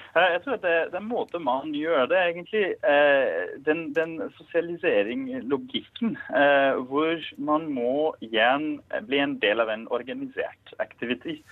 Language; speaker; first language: Norwegian; non-native, fluent; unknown